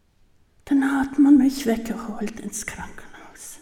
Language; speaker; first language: German; early bilingual, heritage; German